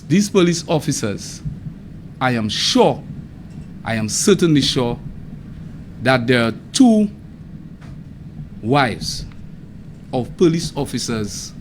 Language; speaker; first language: English; non-native, local second language; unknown